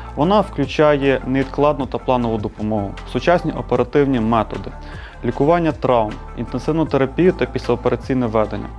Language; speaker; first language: Ukrainian; native; Ukrainian